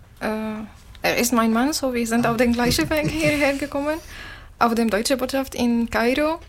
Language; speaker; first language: German; non-native, learner; Arabic